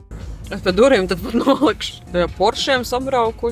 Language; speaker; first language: Latvian; native; Latvian